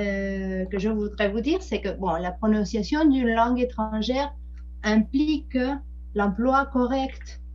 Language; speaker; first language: French; non-native, fluent; Spanish